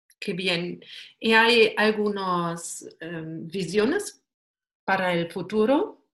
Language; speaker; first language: Spanish; non-native, learner; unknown